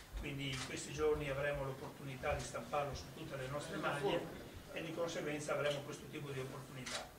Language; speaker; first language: Italian; native; Italian